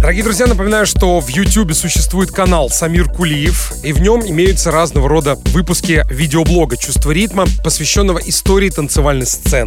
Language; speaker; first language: Russian; native; Russian